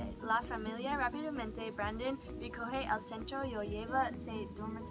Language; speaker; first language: Spanish; non-native, learner; English